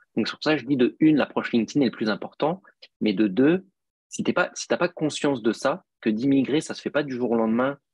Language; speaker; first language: French; native; French